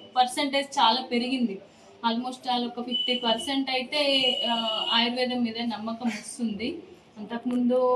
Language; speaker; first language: Telugu; native; Telugu